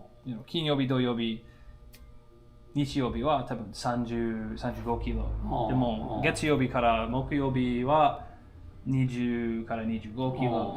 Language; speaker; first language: Japanese; non-native, learner; English